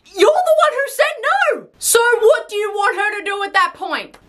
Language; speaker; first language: English; native; English